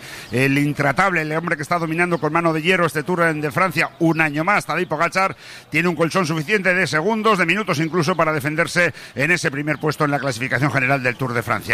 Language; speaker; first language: Spanish; native; Spanish